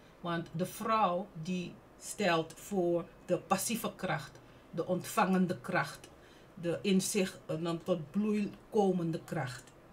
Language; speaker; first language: Dutch; native; Dutch